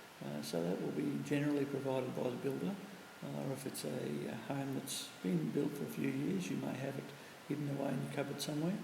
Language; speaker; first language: English; native; English